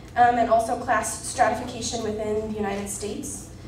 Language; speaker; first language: English; native; English